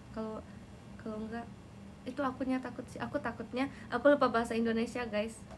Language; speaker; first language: Indonesian; non-native, fluent; Japanese